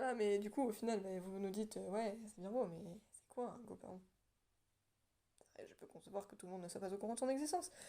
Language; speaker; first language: French; native; French